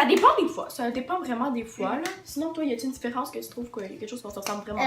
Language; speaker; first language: French; native; French